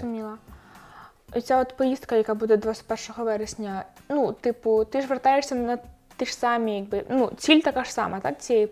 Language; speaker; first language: Ukrainian; native; Ukrainian